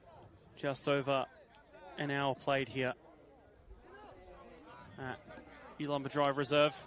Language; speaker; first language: English; native; English